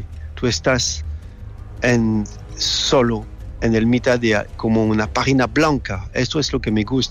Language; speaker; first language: Spanish; non-native, learner; French